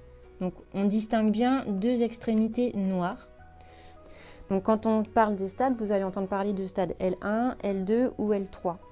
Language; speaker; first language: French; native; French